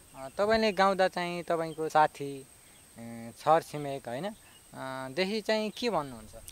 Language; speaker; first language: Nepali; native; Nepali